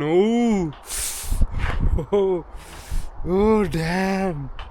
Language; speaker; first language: English; non-native, learner; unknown